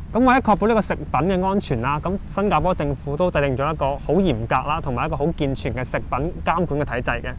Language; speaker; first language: Cantonese; native; Cantonese